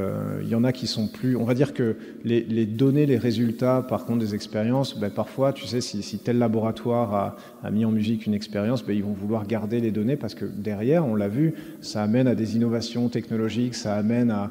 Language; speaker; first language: French; native; French